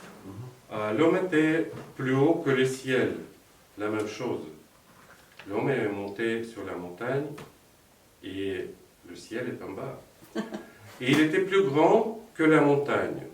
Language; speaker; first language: French; non-native, fluent; Russian